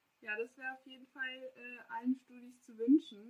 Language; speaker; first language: German; native; German